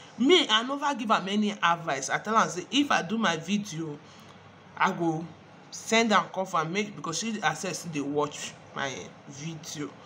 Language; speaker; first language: Nigerian Pidgin; non-native, local second language; Igbo